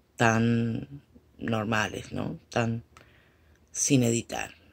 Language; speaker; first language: Spanish; native; Spanish